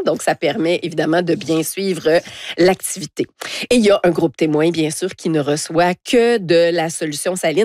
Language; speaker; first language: French; native; French